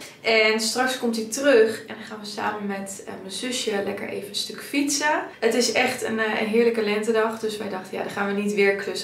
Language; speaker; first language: Dutch; native; Dutch